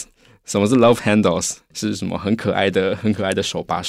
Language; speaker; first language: Chinese; native; Chinese